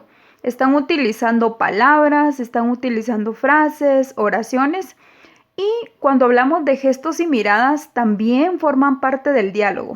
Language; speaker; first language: Spanish; native; Spanish